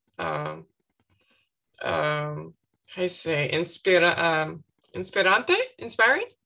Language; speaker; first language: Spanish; non-native, learner; English